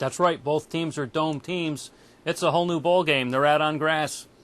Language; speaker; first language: English; native; English